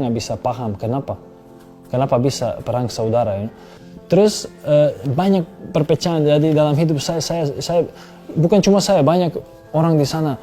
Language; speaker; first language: Indonesian; non-native, fluent; Serbian